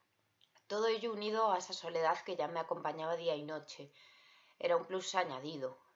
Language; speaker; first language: Spanish; native; Spanish